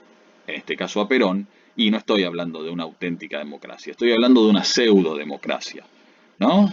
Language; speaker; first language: Spanish; native; Spanish